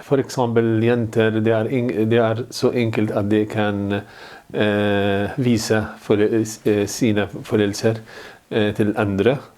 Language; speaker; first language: Norwegian; non-native, learner; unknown